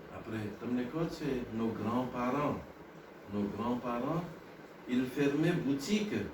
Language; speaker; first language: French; non-native, local second language; Gujarati